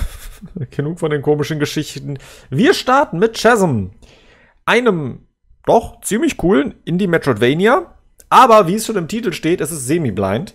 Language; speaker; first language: German; native; German